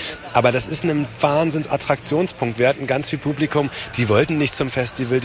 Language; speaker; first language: German; native; German